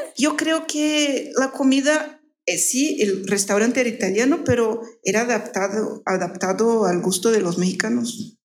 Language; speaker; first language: Spanish; non-native, fluent; Portuguese